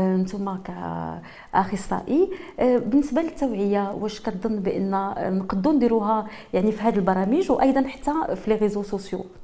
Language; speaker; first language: Arabic; native; Arabic